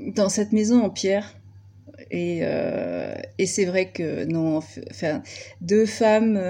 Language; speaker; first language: French; native; French